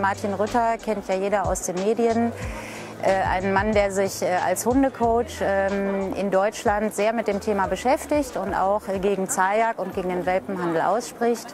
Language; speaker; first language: German; native; German